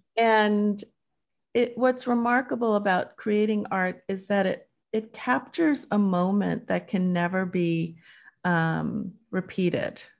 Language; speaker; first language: English; native; English